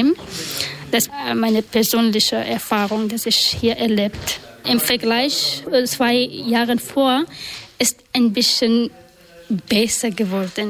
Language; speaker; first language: German; non-native, learner; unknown